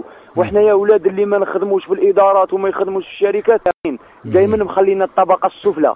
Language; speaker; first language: Arabic; native; Arabic